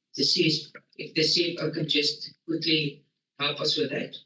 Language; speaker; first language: English; non-native, local second language; Afrikaans